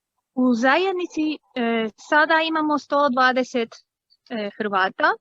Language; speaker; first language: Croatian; early bilingual, heritage; Croatian